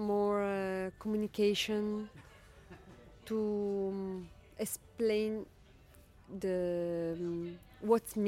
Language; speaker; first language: English; non-native, learner; Italian